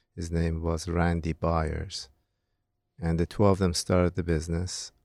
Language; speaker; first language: English; non-native, fluent; Persian